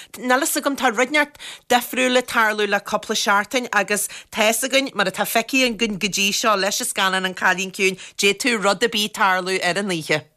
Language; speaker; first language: Irish; native; Irish